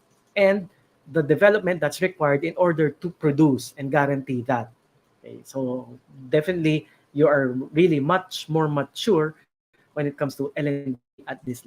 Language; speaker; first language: English; non-native, local second language; Filipino